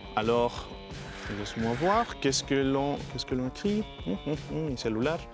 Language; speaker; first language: French; non-native, learner; Spanish